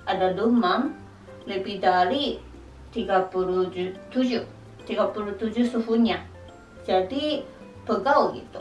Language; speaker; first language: Indonesian; non-native, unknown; Japanese